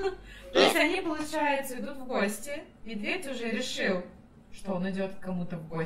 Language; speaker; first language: Russian; native; Russian